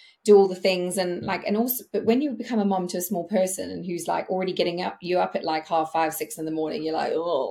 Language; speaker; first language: English; native; English